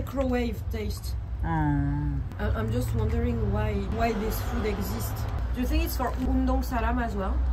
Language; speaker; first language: English; non-native, learner; French